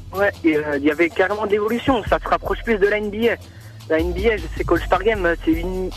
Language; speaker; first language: French; native; French